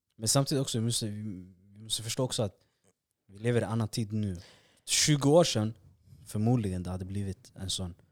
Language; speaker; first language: Swedish; early bilingual, other home language; Somali